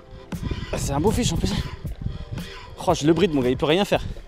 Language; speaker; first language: French; native; French